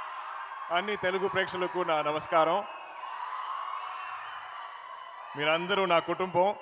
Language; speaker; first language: Telugu; non-native, learner; Malayalam